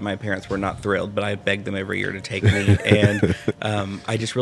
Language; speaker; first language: English; native; English